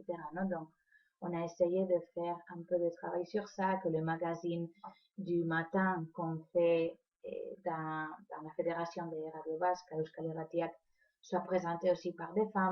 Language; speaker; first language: French; non-native, fluent; Spanish